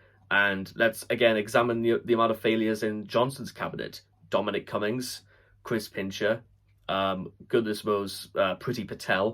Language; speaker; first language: English; native; English